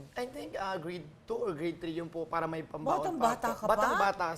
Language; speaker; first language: Filipino; non-native, local second language; Waray